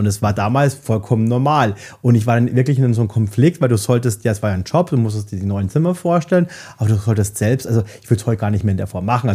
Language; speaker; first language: German; native; German